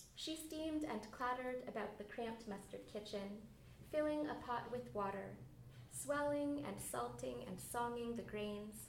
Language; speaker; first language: English; early bilingual, other home language; Bangla